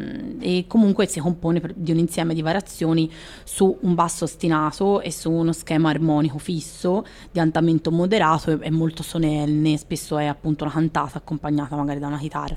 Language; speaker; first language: Italian; native; Italian